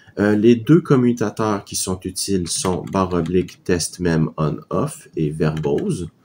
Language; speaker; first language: French; native; French